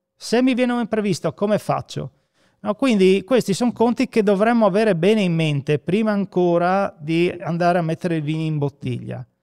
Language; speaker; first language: Italian; native; Italian